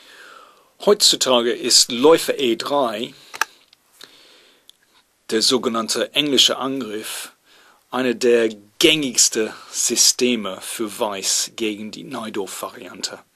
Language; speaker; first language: German; non-native, fluent; English